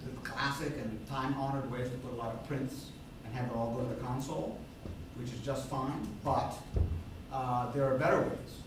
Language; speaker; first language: English; non-native, fluent; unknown